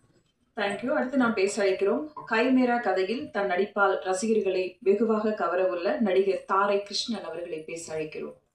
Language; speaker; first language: Tamil; native; Tamil